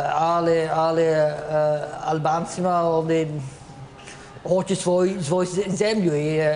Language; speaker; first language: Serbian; non-native, learner; Norwegian